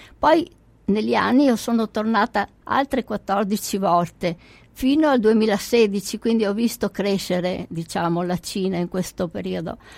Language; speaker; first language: Italian; native; Italian